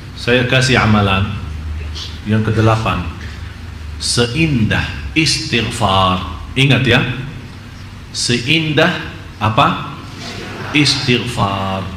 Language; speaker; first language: Indonesian; non-native, fluent; Arabic